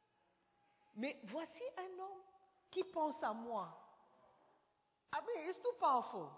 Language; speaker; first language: French; non-native, fluent; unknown